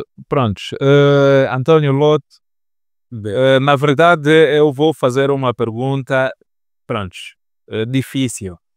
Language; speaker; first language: Portuguese; native; Portuguese